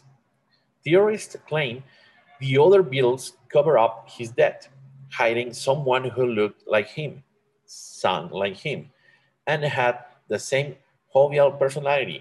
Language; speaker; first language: English; non-native, learner; Spanish